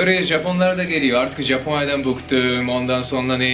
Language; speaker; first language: Turkish; non-native, fluent; Japanese